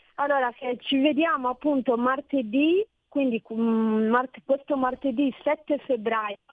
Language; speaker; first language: Italian; native; Italian